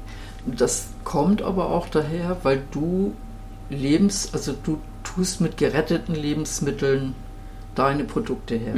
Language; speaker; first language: German; native; German